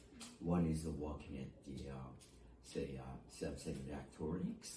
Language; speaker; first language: English; non-native, fluent; Korean